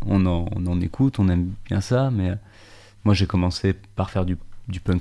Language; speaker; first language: French; native; French